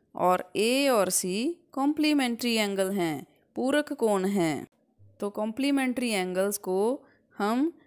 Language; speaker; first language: Hindi; non-native, local second language; Punjabi